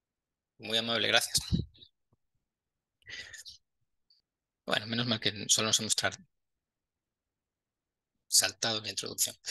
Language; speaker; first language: Spanish; native; Spanish